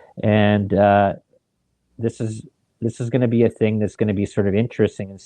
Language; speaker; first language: English; native; English